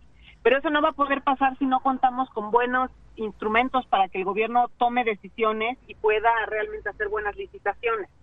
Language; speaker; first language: Spanish; native; Spanish